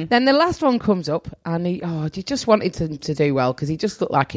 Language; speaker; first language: English; native; English